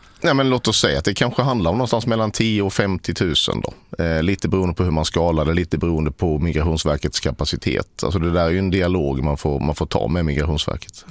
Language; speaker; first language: Swedish; native; Swedish